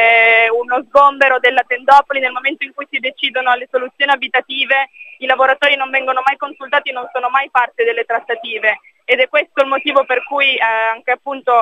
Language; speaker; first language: Italian; native; Italian